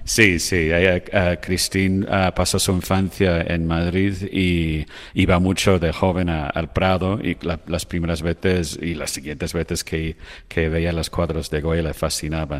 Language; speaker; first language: Spanish; non-native, fluent; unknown